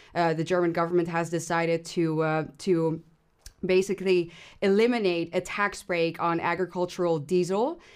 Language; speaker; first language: English; non-native, fluent; Dutch